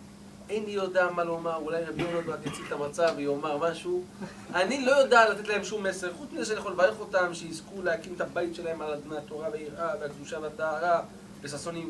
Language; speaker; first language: Hebrew; native; Hebrew